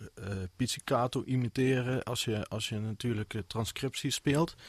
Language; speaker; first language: Dutch; native; Dutch